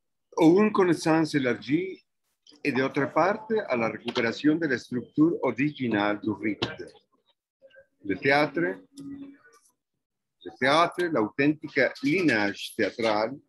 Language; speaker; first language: French; non-native, fluent; Spanish